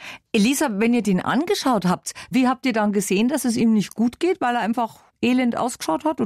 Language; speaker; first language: German; native; German